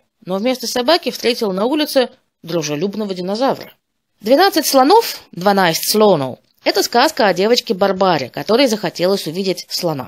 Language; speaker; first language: Russian; native; Russian